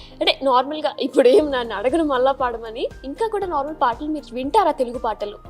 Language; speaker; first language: Telugu; native; Telugu